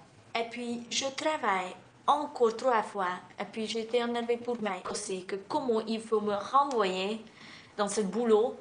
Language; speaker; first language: French; non-native, fluent; Russian